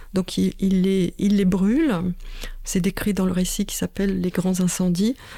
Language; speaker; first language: French; non-native, fluent; Russian